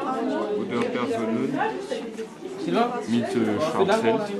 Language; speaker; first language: German; non-native, learner; French